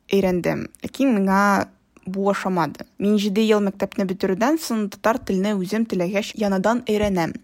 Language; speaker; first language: Tatar; non-native, local second language; Russian